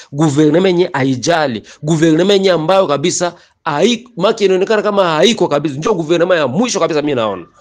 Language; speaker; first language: Swahili; native; Swahili